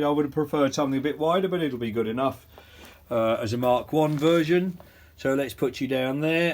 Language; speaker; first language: English; native; English